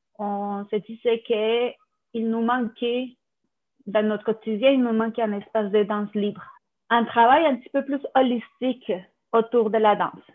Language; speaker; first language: French; non-native, fluent; Spanish